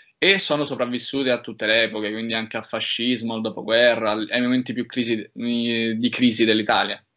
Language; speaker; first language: Italian; native; Italian